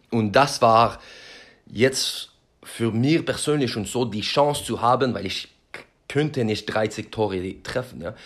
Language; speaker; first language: German; non-native, learner; French